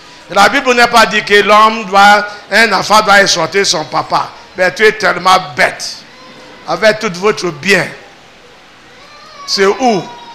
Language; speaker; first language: French; non-native, learner; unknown